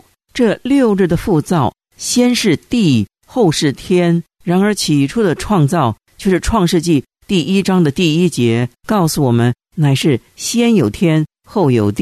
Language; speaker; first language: Chinese; native; Chinese